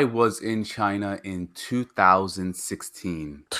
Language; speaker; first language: English; non-native, fluent; Arabic